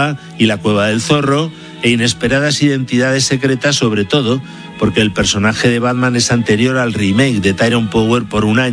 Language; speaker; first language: Spanish; native; Spanish